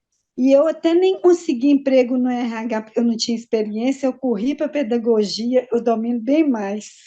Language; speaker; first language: Portuguese; native; Portuguese